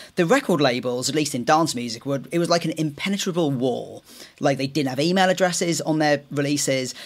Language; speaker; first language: English; native; English